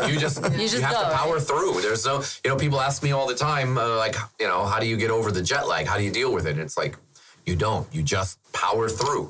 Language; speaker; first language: English; non-native, fluent; German